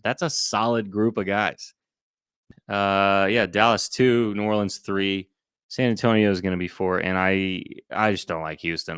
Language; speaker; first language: English; native; English